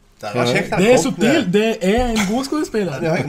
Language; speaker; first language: Norwegian; non-native, learner; Swedish